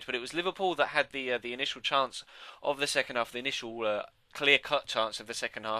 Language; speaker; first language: English; native; English